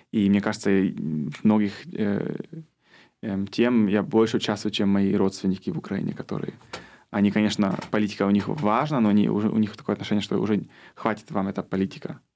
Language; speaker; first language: Russian; early bilingual, heritage; Russian